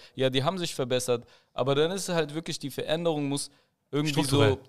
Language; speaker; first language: German; native; German